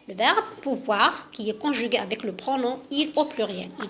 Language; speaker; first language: French; non-native, local second language; Arabic